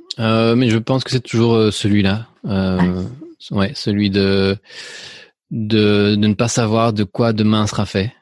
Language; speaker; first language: French; early bilingual, other home language; Spanish